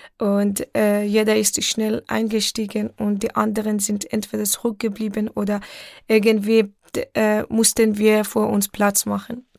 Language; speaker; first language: German; non-native, fluent; Persian